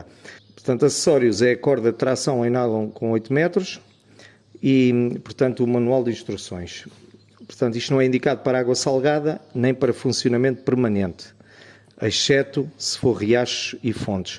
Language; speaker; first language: Portuguese; native; Portuguese